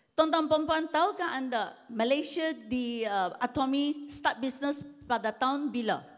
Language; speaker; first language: Malay; non-native, local second language; Chinese